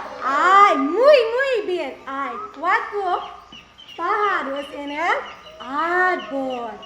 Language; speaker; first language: Spanish; non-native, learner; English